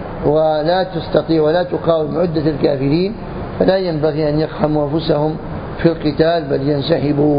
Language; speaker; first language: Arabic; native; Arabic